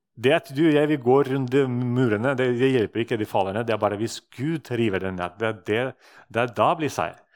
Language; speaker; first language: Norwegian; non-native, fluent; Russian